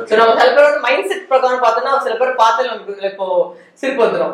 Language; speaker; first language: Tamil; native; Tamil